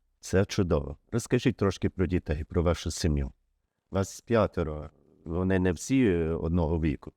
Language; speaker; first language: Ukrainian; early bilingual, heritage; Ukrainian